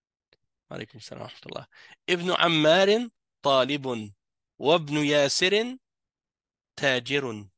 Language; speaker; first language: Arabic; non-native, fluent; French